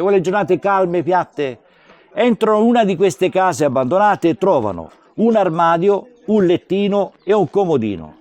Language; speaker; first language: Italian; native; Italian